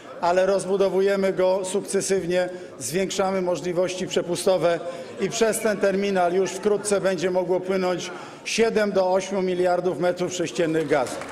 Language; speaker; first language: Polish; native; Polish